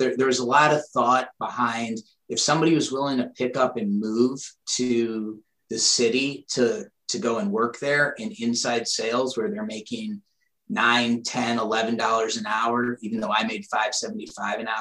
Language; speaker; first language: English; native; English